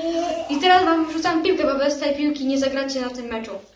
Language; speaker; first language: Polish; native; Polish